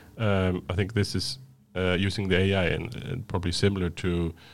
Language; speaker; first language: English; non-native, fluent; Icelandic